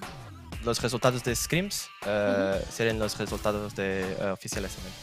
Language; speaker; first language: Spanish; non-native, learner; Portuguese